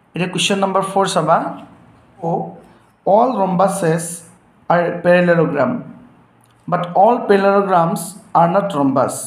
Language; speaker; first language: English; non-native, local second language; Assamese